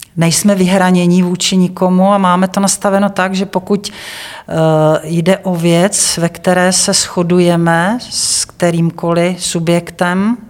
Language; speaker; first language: Czech; native; Czech